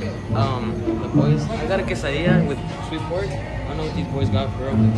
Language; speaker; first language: English; early bilingual, other home language; Spanish